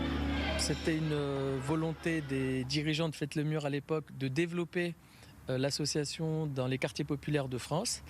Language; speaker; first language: French; native; French